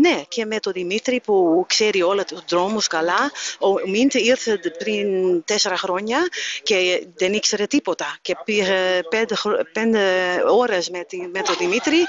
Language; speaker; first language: Greek; non-native, learner; Dutch